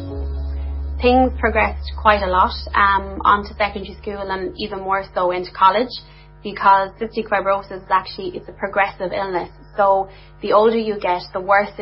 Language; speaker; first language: English; native; English